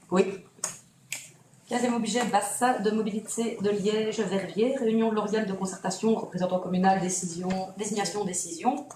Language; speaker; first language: French; native; French